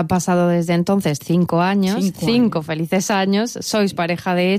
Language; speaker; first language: Spanish; native; Spanish